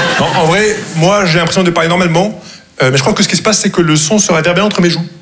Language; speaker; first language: French; non-native, local second language; Arabic